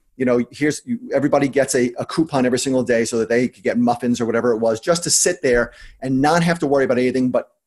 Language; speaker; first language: English; native; English